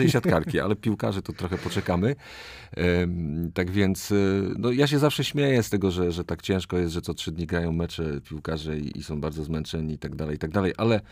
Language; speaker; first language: Polish; native; Polish